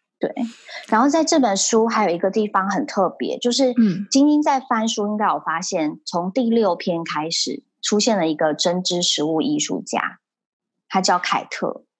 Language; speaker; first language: Chinese; early bilingual, heritage; Chinese